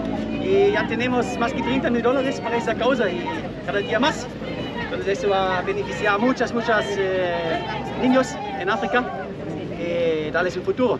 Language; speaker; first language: Spanish; non-native, fluent; German